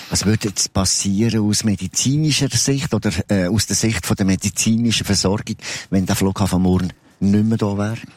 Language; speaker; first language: German; native; German